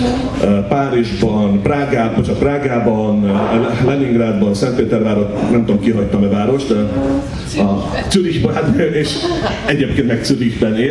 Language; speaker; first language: Hungarian; native; Hungarian